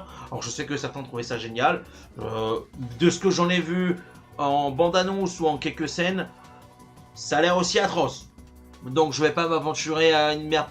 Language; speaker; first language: French; native; French